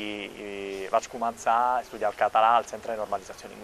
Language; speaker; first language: Catalan; non-native, fluent; Italian